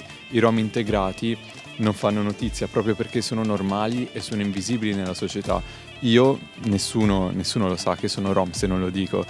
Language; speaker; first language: Italian; native; Italian